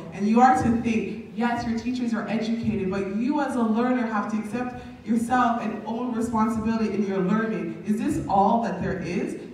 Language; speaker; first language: English; native; English